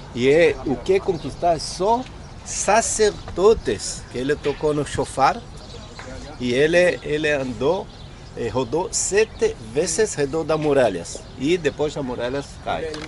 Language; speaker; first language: Portuguese; non-native, fluent; Hebrew